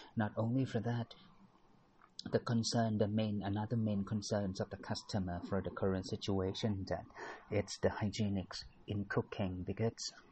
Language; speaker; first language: English; non-native, fluent; Thai